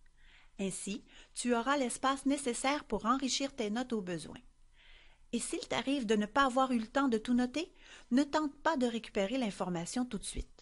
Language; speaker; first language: French; native; French